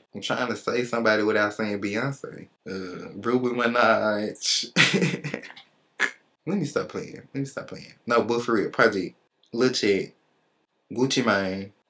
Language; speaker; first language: English; native; English